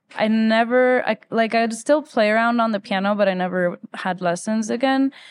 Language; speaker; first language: English; early bilingual, other home language; Spanish